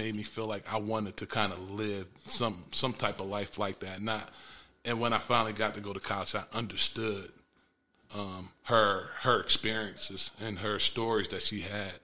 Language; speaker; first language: English; native; English